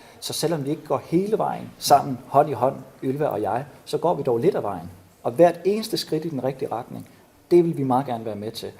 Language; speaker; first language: Danish; native; Danish